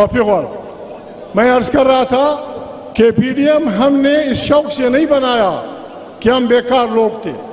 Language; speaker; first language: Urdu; non-native, local second language; Pashto